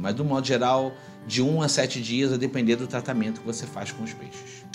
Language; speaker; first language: Portuguese; native; Portuguese